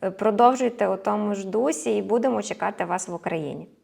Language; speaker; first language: Ukrainian; native; Ukrainian